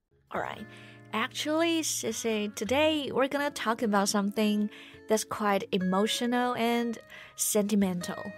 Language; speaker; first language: English; non-native, fluent; Chinese